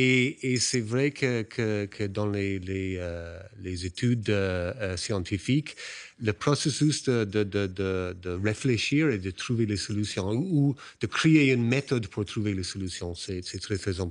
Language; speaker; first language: French; non-native, fluent; English